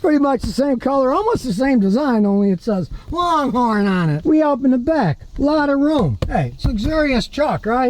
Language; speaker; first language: English; native; English